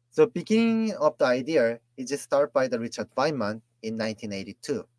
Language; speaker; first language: English; non-native, fluent; Korean